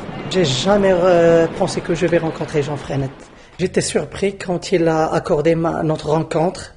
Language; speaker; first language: French; non-native, local second language; Arabic